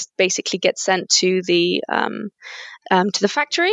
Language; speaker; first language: English; native; English